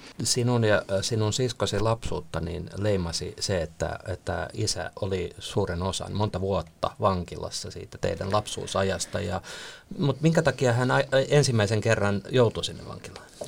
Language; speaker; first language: Finnish; native; Finnish